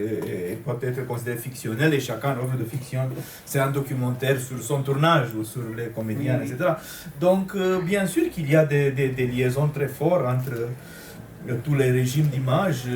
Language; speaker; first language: French; non-native, fluent; Romanian